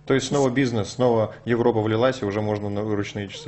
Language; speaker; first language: Russian; native; Russian